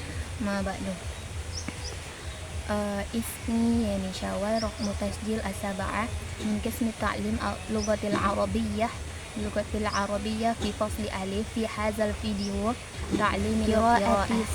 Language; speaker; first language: Arabic; non-native, learner; Indonesian